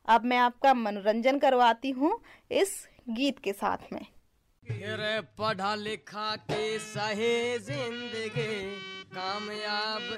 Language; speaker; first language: Hindi; native; Hindi